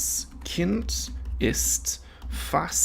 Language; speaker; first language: German; non-native, fluent; English